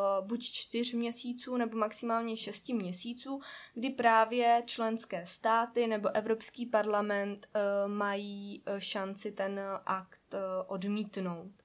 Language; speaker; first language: Czech; native; Czech